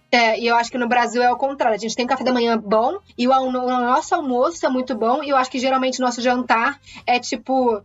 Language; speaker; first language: Portuguese; native; Portuguese